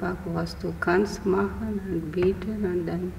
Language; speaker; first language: German; non-native, learner; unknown